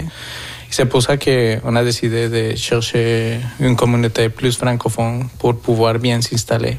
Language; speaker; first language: French; non-native, fluent; Spanish